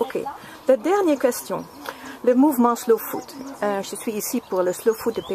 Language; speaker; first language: French; non-native, learner; Dutch